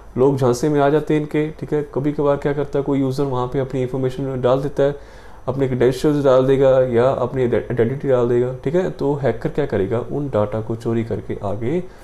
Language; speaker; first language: Hindi; non-native, local second language; Punjabi